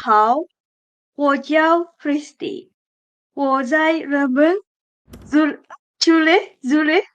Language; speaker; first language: Chinese; non-native, learner; Indonesian